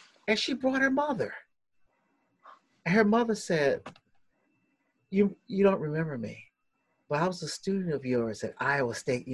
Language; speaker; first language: English; native; English